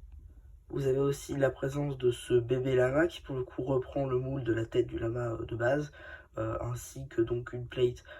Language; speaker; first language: French; native; French